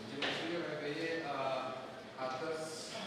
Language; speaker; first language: French; non-native, learner; Indonesian